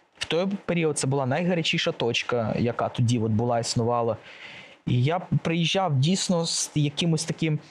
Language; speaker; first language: Ukrainian; native; Ukrainian